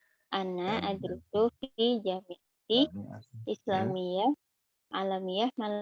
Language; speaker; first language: Arabic; non-native, learner; Indonesian